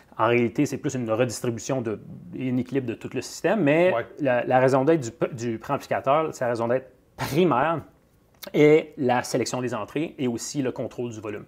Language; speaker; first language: French; native; French